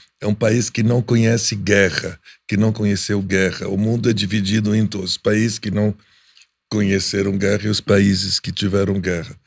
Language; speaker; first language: Portuguese; non-native, fluent; Arabic